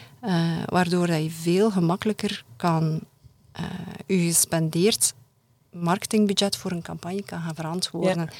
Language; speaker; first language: Dutch; native; Dutch